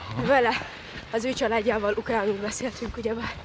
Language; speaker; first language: Hungarian; early bilingual, other home language; Russian